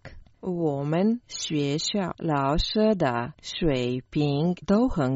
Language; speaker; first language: Chinese; non-native, learner; Croatian